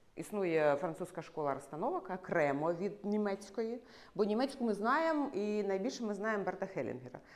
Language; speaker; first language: Ukrainian; non-native, local second language; Russian